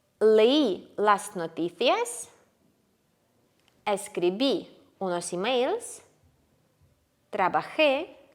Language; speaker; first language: Spanish; non-native, fluent; Ukrainian